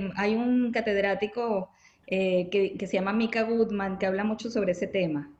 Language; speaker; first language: Spanish; native; Spanish